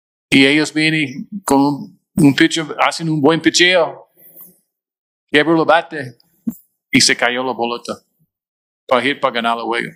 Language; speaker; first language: Spanish; non-native, fluent; English